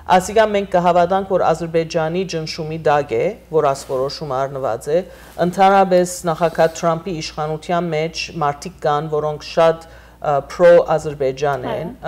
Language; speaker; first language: Armenian; native; Armenian